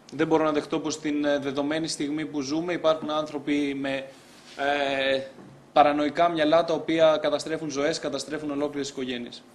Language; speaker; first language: Greek; native; Greek